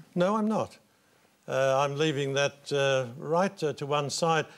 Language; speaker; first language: English; native; English